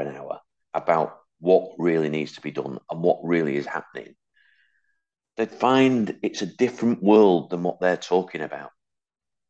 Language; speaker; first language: English; native; English